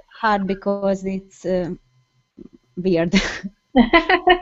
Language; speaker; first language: English; non-native, learner; Hungarian